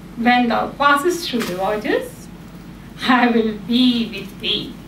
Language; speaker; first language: English; non-native, local second language; Telugu